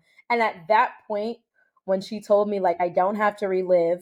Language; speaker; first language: English; native; English